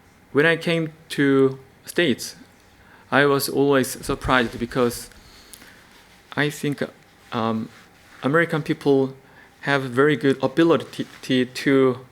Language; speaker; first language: English; non-native, learner; Korean